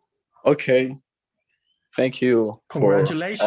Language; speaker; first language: English; non-native, learner; Spanish